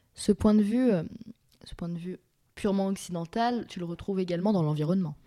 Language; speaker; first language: French; native; French